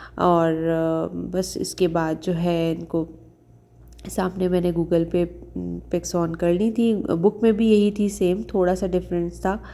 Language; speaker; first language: Urdu; native; Urdu